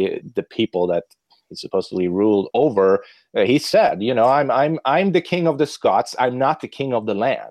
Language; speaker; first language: English; non-native, fluent; Swedish